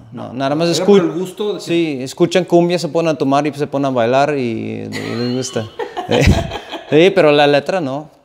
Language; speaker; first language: Spanish; non-native, fluent; Dutch